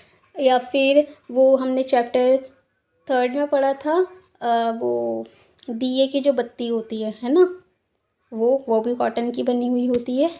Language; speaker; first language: Hindi; native; Hindi